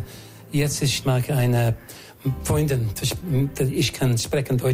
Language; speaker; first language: German; non-native, learner; English